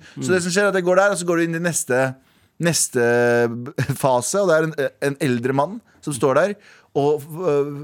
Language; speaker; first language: Norwegian; native; Norwegian